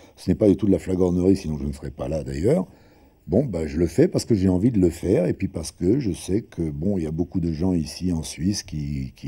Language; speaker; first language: French; early bilingual, other home language; Italian